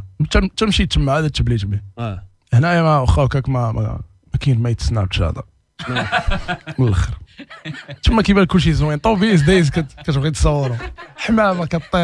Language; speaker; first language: Arabic; native; Arabic